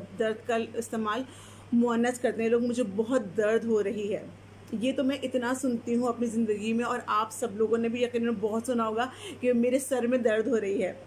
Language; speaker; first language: Urdu; native; Urdu